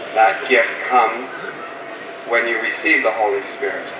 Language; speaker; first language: English; native; English